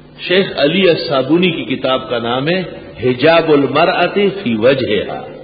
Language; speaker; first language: Urdu; non-native, local second language; Pashto